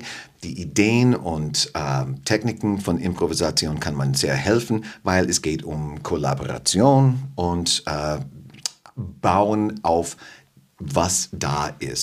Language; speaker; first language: German; non-native, fluent; English